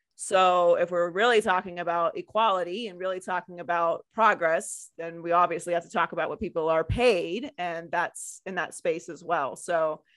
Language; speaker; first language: English; native; English